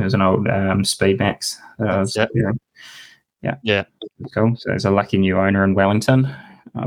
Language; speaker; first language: English; native; English